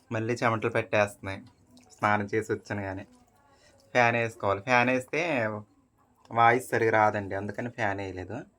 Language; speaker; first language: Telugu; non-native, local second language; Koya